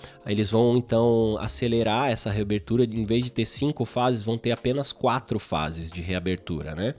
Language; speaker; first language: Portuguese; native; Portuguese